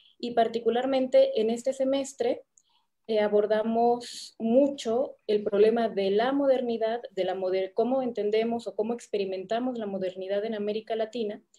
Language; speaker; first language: Spanish; native; Spanish